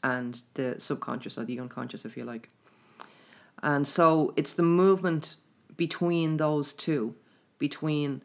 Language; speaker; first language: English; native; English